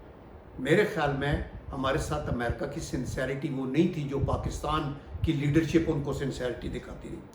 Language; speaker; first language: Urdu; native; Urdu